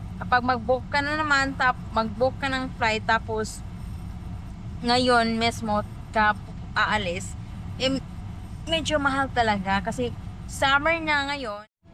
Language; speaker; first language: Filipino; non-native, local second language; Cebuano